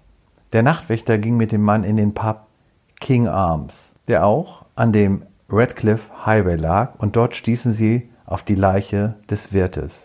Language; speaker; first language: German; native; German